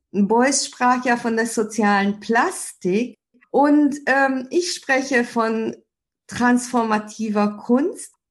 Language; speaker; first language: German; early bilingual, other home language; Hungarian